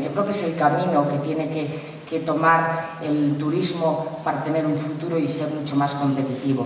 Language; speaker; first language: Spanish; native; Spanish